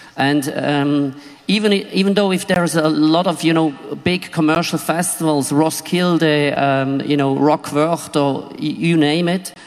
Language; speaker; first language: English; non-native, fluent; Swiss German